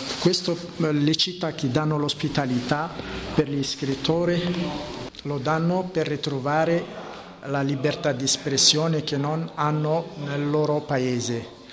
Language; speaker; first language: Italian; non-native, fluent; Arabic